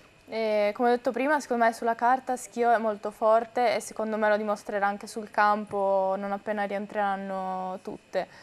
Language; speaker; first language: Italian; native; Italian